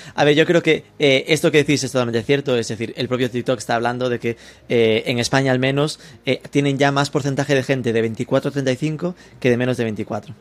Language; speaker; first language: Spanish; native; Spanish